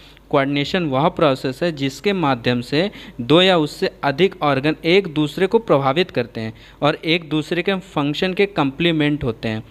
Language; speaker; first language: Hindi; native; Hindi